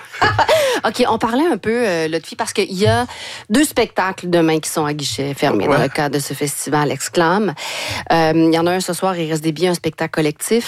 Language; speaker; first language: French; native; French